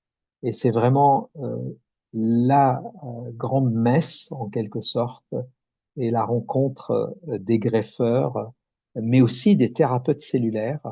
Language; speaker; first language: French; native; French